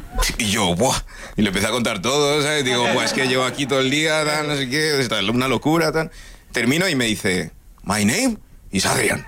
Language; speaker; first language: Spanish; early bilingual, other home language; English